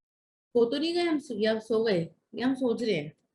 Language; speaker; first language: Hindi; native; Hindi